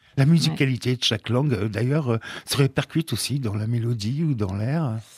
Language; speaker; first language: French; native; French